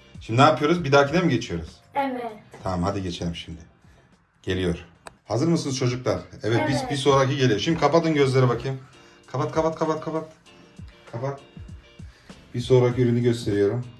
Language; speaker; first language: Turkish; early bilingual, heritage; Turkish